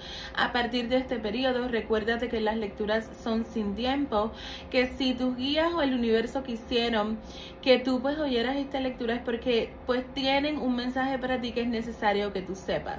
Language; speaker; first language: Spanish; native; Spanish